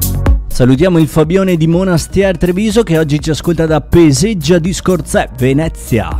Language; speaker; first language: Italian; native; Italian